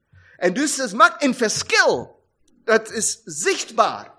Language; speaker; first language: German; non-native, learner; Dutch